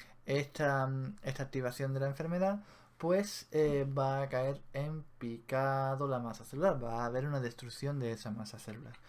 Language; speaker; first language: Spanish; native; Spanish